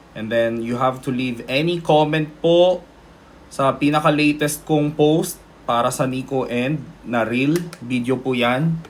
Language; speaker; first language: Filipino; early bilingual, other home language; Korean